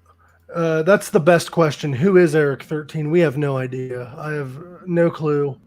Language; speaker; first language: English; native; English